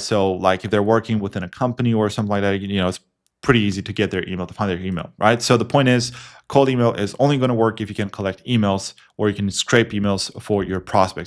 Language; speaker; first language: English; non-native, fluent; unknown